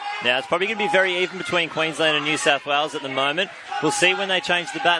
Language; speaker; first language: English; native; English